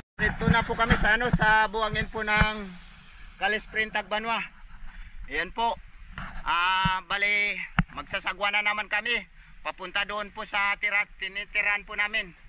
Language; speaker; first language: Filipino; non-native, local second language; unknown